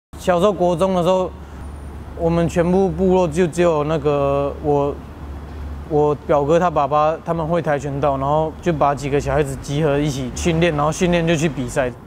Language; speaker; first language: Chinese; native; Chinese